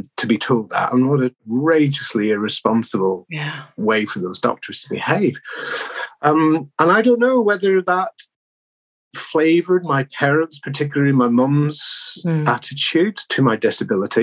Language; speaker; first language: English; native; English